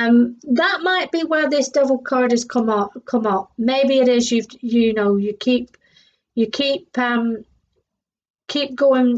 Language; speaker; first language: English; native; English